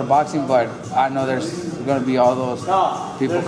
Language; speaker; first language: English; native; English